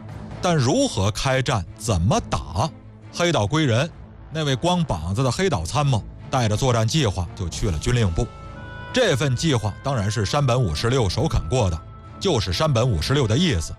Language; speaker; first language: Chinese; native; Chinese